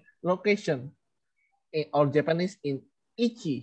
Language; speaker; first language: English; non-native, learner; Indonesian